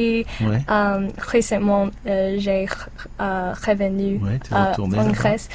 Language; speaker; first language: French; non-native, learner; English